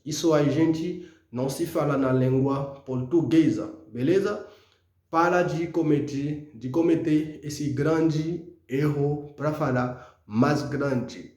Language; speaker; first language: Portuguese; non-native, fluent; Haitian Creole